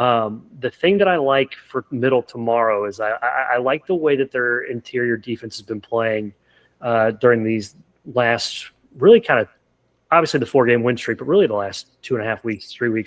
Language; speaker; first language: English; native; English